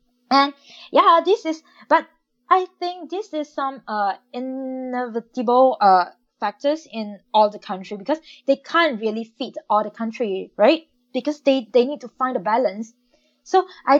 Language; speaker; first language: English; non-native, local second language; Chinese